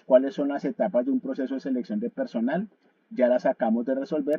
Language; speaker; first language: Spanish; native; Spanish